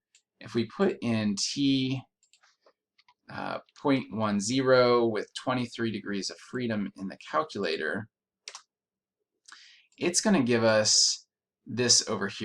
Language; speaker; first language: English; native; English